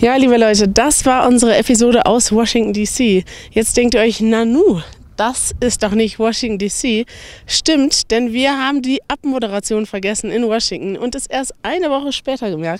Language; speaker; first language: German; native; German